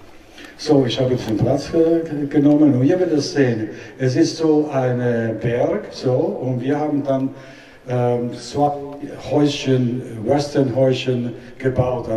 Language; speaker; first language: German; non-native, learner; Italian